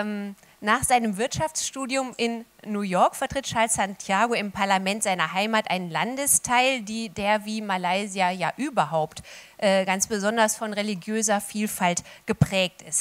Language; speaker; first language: German; native; German